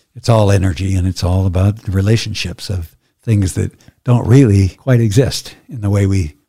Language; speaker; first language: English; native; English